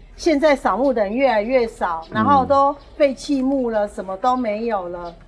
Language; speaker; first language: Chinese; native; Chinese